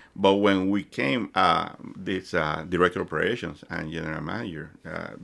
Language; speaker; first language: English; non-native, fluent; Spanish